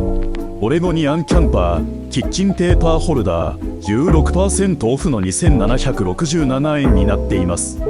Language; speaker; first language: Japanese; native; Japanese